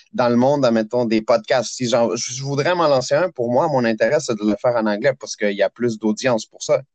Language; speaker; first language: French; early bilingual, other home language; Spanish